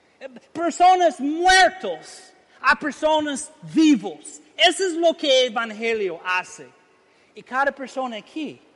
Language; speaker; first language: Spanish; non-native, learner; English